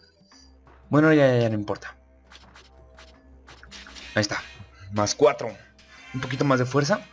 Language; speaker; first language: Spanish; native; Spanish